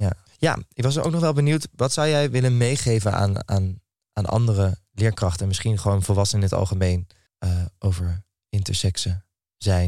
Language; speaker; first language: Dutch; native; Dutch